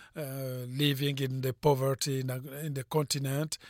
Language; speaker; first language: English; non-native, fluent; French